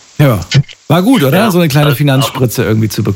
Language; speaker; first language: German; native; German